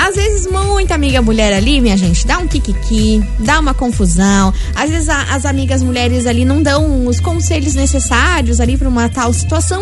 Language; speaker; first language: Portuguese; native; Portuguese